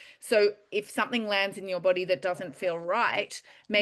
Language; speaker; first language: English; native; English